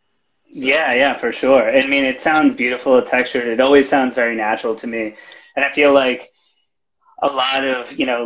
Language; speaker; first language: English; native; English